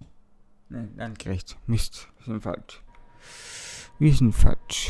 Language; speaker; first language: German; native; German